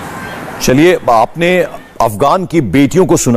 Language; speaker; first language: Hindi; native; Hindi